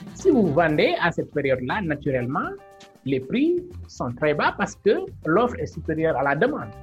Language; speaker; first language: French; non-native, local second language; Wolof